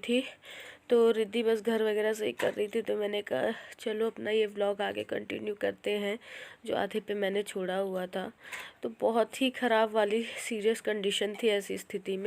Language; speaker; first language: Hindi; native; Hindi